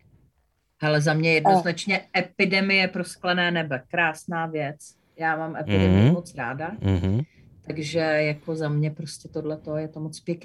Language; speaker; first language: Czech; native; Czech